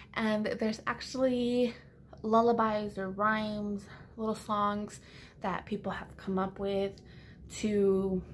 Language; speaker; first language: English; early bilingual, other home language; Spanish